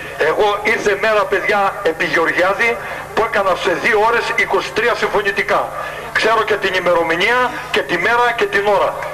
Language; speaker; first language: Greek; native; Greek